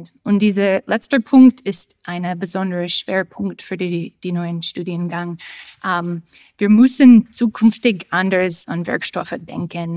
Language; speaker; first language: German; non-native, fluent; English